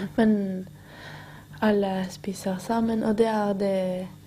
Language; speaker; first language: Norwegian; non-native, learner; Spanish